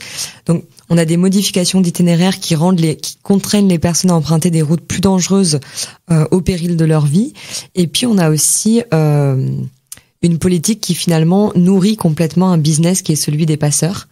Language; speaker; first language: French; native; French